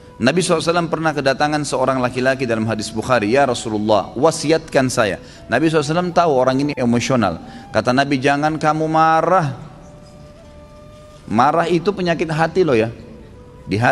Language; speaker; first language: Indonesian; native; Indonesian